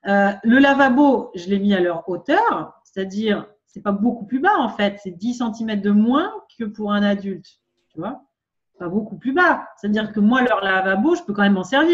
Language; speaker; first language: French; native; French